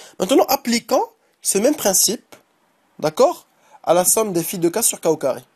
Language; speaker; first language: French; non-native, local second language; Arabic